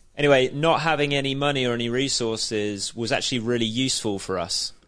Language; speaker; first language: English; native; English